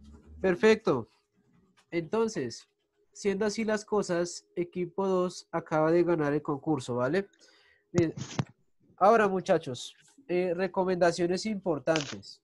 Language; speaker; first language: Spanish; native; Spanish